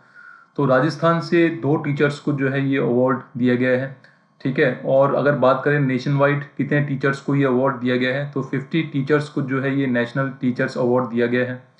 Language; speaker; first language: Hindi; native; Hindi